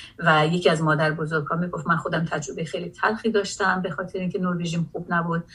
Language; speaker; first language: Persian; non-native, local second language; Azerbaijani